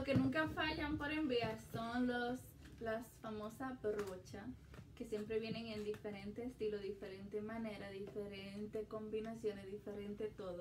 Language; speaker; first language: Spanish; early bilingual, heritage; Spanish